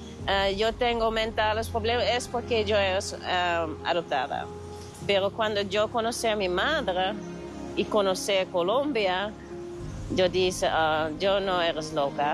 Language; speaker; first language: Spanish; non-native, learner; Dutch